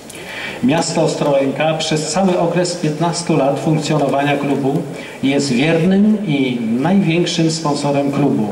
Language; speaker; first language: Polish; native; Polish